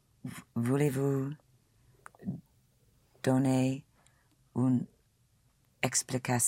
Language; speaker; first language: French; non-native, learner; English